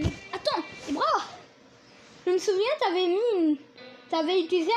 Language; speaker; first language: French; native; French